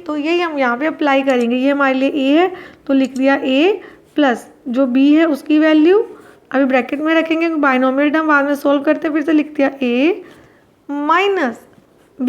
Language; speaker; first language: Hindi; native; Hindi